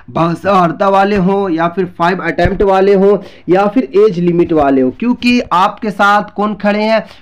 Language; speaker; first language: Hindi; native; Hindi